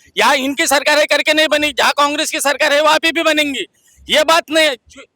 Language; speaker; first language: Hindi; non-native, local second language; Marathi